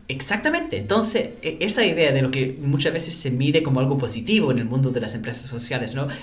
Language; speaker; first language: Spanish; non-native, fluent; English